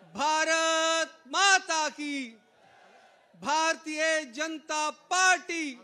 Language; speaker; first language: Hindi; non-native, local second language; Punjabi